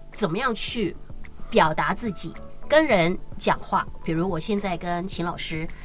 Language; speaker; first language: Chinese; non-native, local second language; Cantonese